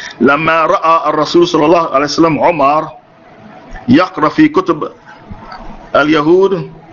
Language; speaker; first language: Arabic; non-native, fluent; English